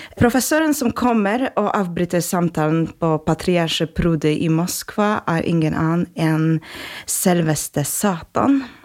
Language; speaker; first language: Norwegian; non-native, fluent; Polish